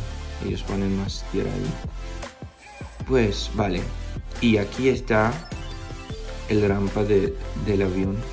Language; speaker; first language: Spanish; non-native, fluent; Filipino